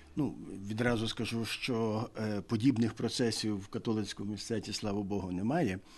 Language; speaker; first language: Ukrainian; native; Ukrainian